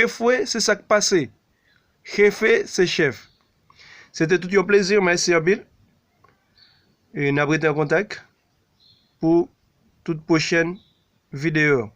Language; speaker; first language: French; non-native, learner; Haitian Creole